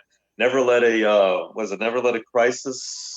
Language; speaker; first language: English; native; English